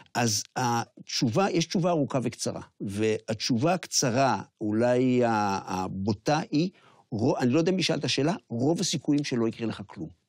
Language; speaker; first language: Hebrew; native; Hebrew